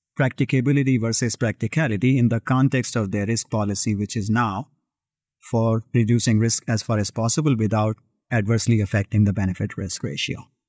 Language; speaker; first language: English; non-native, local second language; Hindi